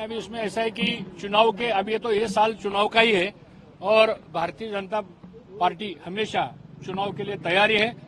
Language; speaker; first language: Hindi; non-native, local second language; Marathi